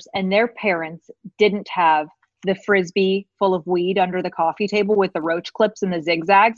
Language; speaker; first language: English; native; English